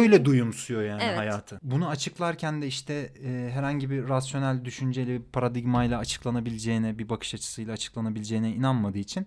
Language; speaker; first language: Turkish; native; Turkish